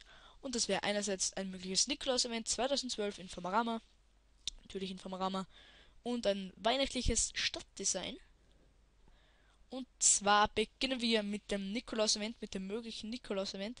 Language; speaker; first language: German; native; German